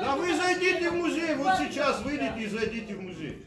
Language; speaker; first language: Russian; native; Russian